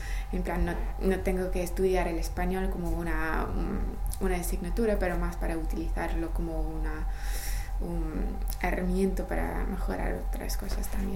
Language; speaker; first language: Spanish; non-native, fluent; English